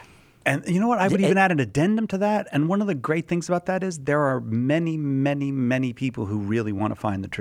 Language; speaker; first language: English; native; English